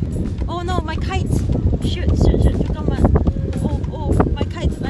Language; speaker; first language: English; non-native, local second language; Cantonese